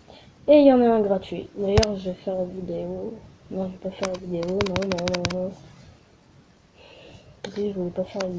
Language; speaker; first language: French; native; French